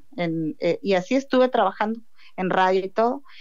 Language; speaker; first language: Spanish; native; Spanish